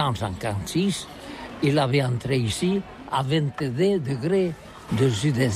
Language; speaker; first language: French; non-native, learner; Catalan